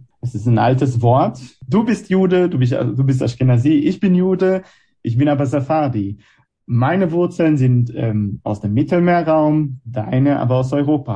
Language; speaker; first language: German; non-native, fluent; Hebrew